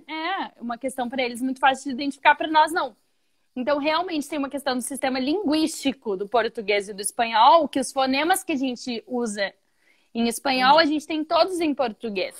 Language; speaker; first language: Portuguese; native; Portuguese